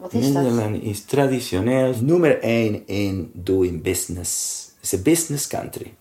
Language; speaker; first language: Dutch; non-native, learner; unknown